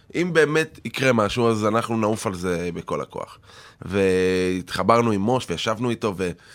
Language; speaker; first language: Hebrew; native; Hebrew